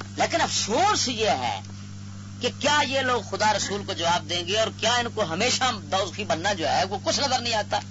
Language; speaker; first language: Urdu; non-native, local second language; Punjabi